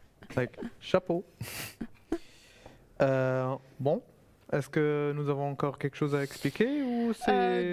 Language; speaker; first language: French; non-native, fluent; German